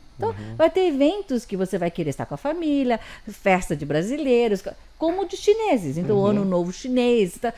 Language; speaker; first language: Portuguese; early bilingual, other home language; Chinese